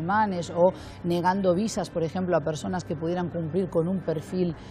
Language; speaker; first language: Spanish; native; Spanish